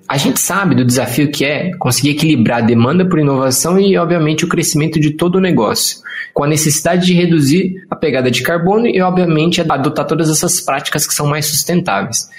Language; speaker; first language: Portuguese; native; Portuguese